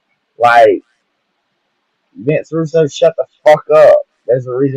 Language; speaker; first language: English; native; English